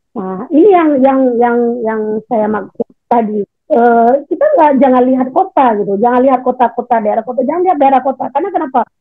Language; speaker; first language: Indonesian; native; Indonesian